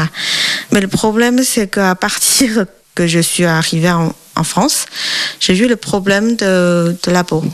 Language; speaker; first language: French; non-native, learner; Chinese